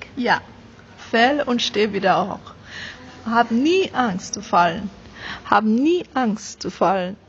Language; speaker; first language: German; non-native, fluent; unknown